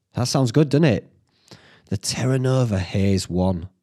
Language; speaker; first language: English; native; English